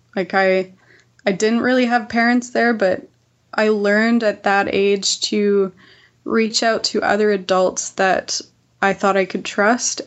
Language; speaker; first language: English; native; English